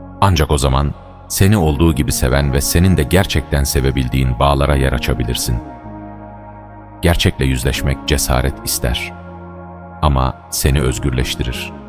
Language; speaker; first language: Turkish; native; Turkish